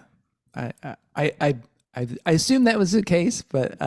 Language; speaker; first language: English; native; English